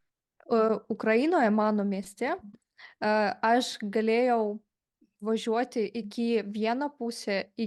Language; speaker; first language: Lithuanian; non-native, fluent; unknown